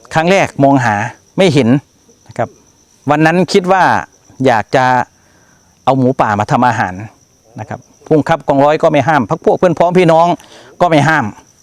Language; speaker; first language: Thai; native; Thai